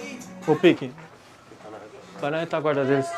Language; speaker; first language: Portuguese; native; Portuguese